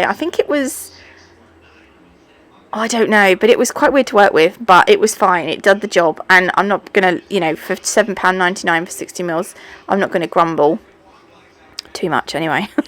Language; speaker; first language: English; native; English